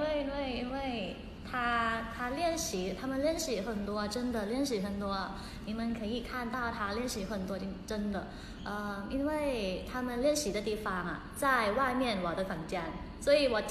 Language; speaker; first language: Chinese; non-native, learner; Thai